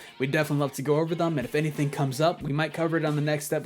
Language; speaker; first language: English; native; English